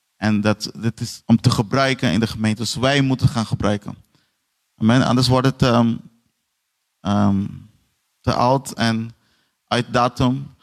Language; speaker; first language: Dutch; non-native, fluent; Portuguese